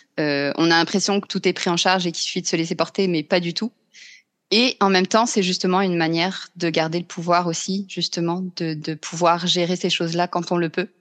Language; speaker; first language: French; native; French